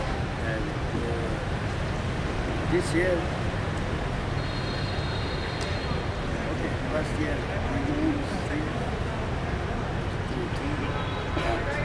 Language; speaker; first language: English; non-native, learner; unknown